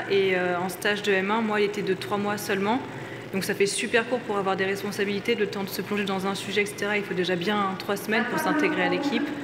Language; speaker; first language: French; native; French